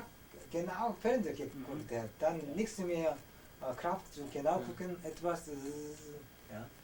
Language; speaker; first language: German; non-native, learner; Korean